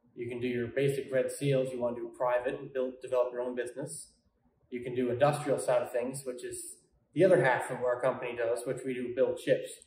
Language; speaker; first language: English; native; English